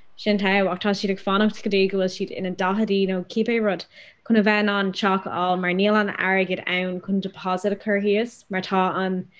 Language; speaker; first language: Irish; non-native, local second language; English